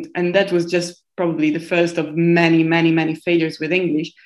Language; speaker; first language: English; non-native, fluent; Italian